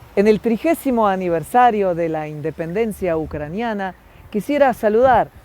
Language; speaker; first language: Spanish; non-native, fluent; Ukrainian